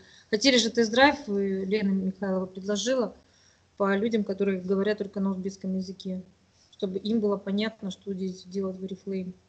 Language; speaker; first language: Russian; native; Russian